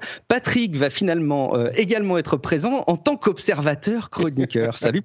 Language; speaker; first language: French; native; French